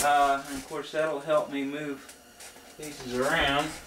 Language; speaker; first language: English; native; English